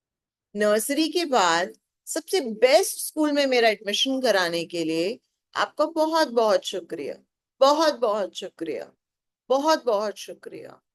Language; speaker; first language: Hindi; native; Hindi